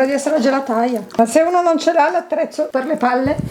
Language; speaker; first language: Italian; native; Italian